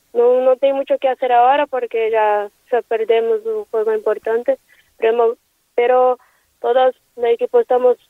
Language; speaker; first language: Spanish; non-native, learner; Portuguese